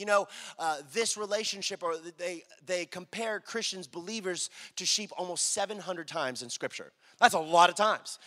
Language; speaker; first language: English; native; English